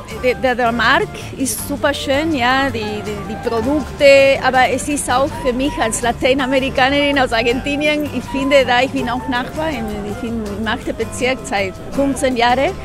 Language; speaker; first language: German; non-native, fluent; Spanish